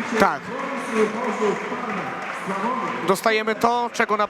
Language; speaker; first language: Polish; native; Polish